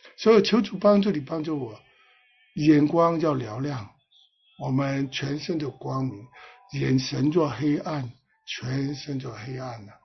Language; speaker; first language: Chinese; non-native, local second language; Cantonese